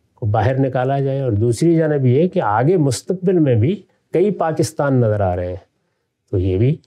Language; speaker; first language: Urdu; non-native, local second language; Punjabi